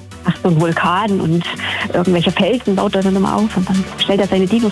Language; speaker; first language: German; native; German